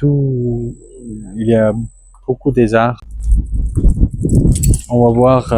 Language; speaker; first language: French; non-native, learner; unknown